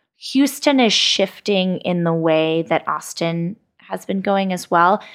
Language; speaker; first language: English; native; English